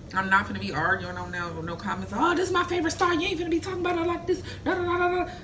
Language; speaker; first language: English; native; English